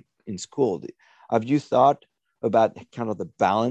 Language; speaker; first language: English; non-native, fluent; French